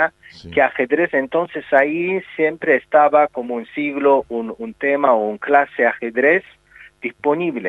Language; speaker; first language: Spanish; non-native, fluent; Azerbaijani